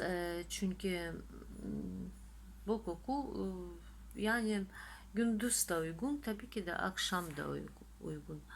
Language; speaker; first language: Turkish; non-native, fluent; Russian